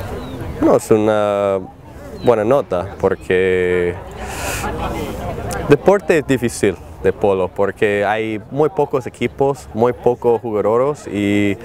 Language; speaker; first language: Spanish; non-native, learner; English